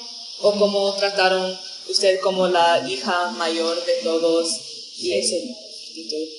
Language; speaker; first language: Spanish; non-native, learner; English